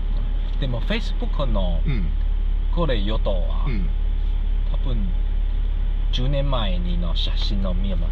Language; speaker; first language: Japanese; non-native, learner; Chinese